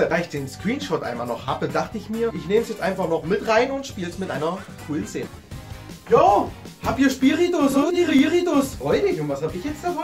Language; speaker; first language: German; native; German